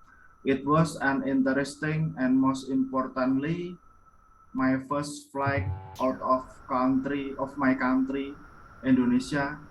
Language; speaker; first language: English; non-native, learner; Indonesian